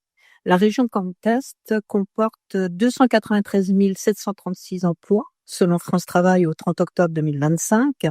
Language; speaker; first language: French; native; French